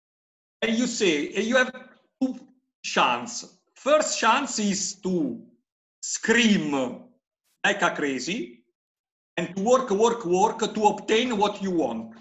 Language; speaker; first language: English; non-native, fluent; Italian